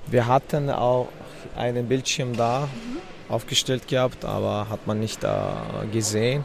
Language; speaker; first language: German; non-native, fluent; Chechen